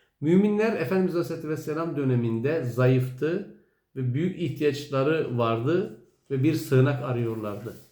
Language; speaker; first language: Turkish; native; Turkish